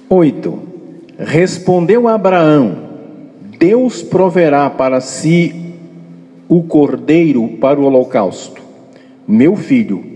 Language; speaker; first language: Portuguese; native; Portuguese